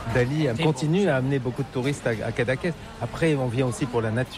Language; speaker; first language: French; native; French